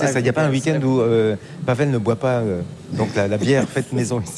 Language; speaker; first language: French; native; French